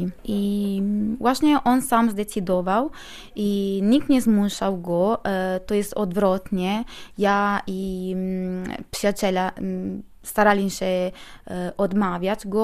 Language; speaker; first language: Polish; non-native, learner; Italian